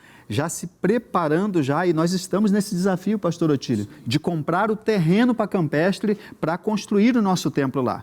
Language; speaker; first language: Portuguese; native; Portuguese